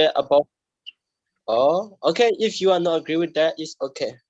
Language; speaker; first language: English; non-native, learner; Burmese